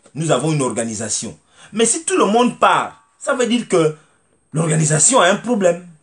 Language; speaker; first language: French; native; French